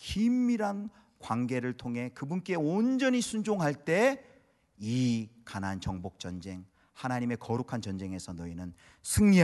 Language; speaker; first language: Korean; native; Korean